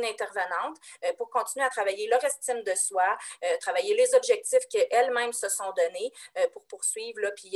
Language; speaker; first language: French; native; French